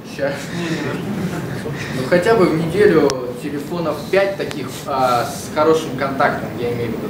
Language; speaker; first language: Russian; native; Russian